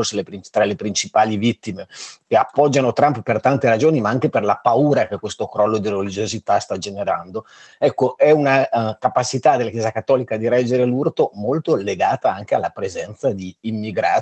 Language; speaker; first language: Italian; native; Italian